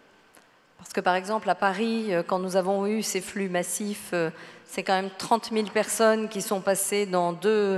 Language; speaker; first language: French; native; French